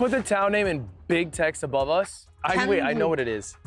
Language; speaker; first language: English; native; English